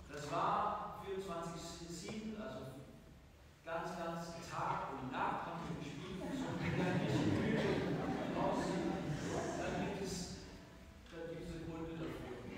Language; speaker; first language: German; non-native, fluent; Danish